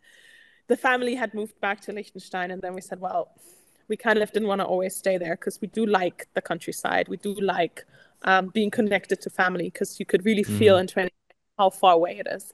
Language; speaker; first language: English; non-native, fluent; German